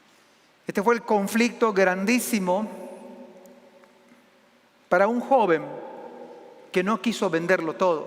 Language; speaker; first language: Spanish; native; Spanish